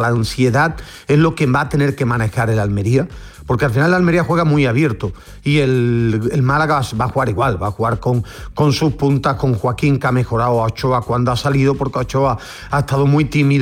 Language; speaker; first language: Spanish; native; Spanish